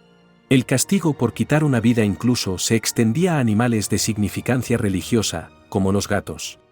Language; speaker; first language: Spanish; native; Spanish